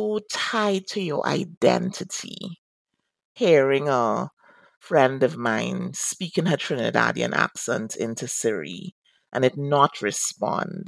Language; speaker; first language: English; native; English